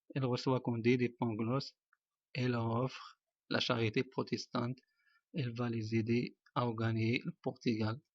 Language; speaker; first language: French; non-native, local second language; Arabic